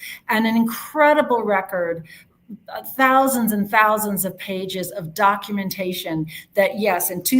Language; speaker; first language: English; native; English